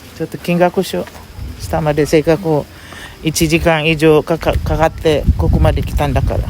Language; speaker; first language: Japanese; non-native, fluent; Filipino